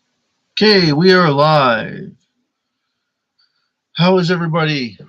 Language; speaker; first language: English; native; English